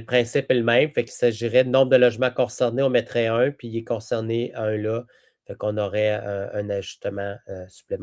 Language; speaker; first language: French; native; French